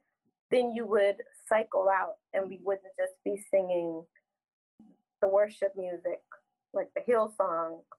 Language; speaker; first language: English; native; English